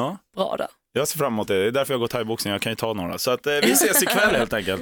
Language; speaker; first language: Swedish; native; Swedish